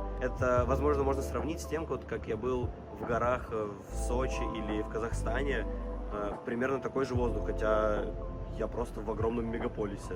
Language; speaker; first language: Russian; native; Russian